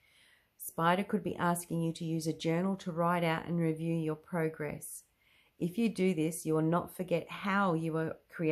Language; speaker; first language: English; native; English